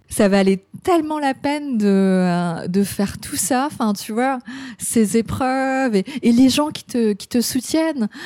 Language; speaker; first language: French; early bilingual, other home language; Cantonese